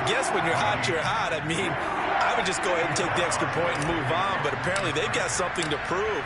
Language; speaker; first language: English; native; English